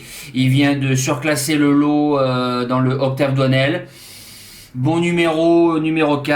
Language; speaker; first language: French; native; French